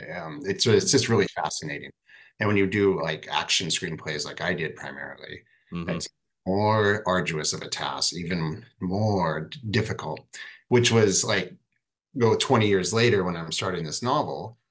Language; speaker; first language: English; native; English